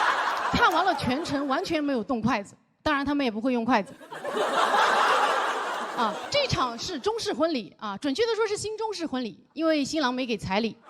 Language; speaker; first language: Chinese; native; Chinese